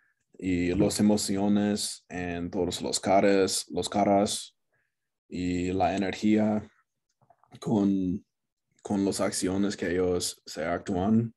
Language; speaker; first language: Spanish; non-native, learner; English